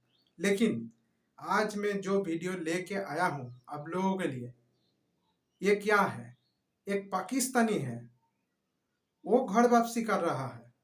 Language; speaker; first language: Hindi; non-native, local second language; Bangla